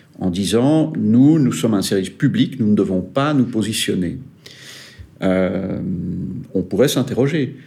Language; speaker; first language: French; native; French